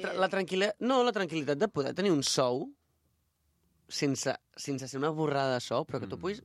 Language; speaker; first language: Catalan; native; Catalan